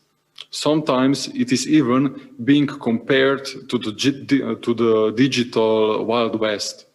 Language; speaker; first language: English; non-native, fluent; Slovenian